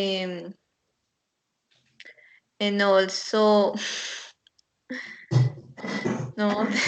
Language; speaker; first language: English; non-native, learner; Spanish